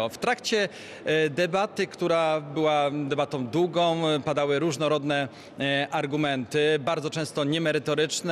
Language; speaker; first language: Polish; native; Polish